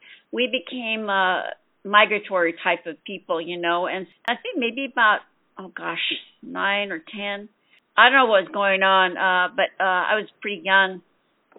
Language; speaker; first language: English; early bilingual, other home language; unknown